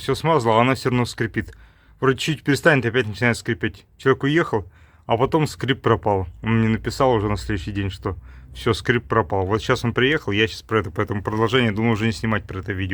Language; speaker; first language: Russian; native; Russian